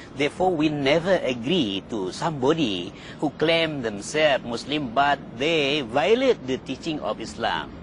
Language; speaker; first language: English; non-native, fluent; Indonesian